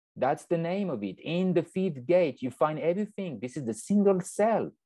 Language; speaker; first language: English; non-native, fluent; French